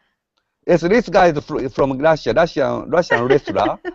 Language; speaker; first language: English; non-native, learner; Japanese